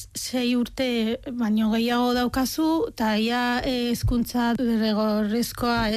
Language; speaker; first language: Basque; non-native, fluent; Arabic